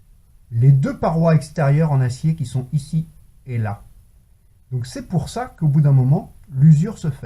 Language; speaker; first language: French; native; French